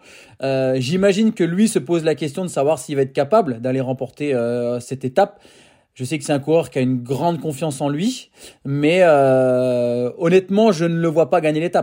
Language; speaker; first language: French; native; French